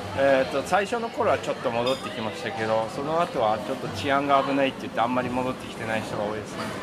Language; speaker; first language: Japanese; native; Japanese